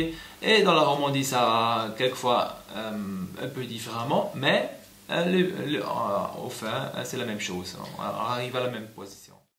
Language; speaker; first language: French; non-native, local second language; German